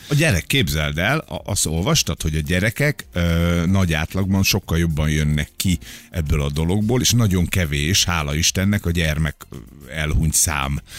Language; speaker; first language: Hungarian; native; Hungarian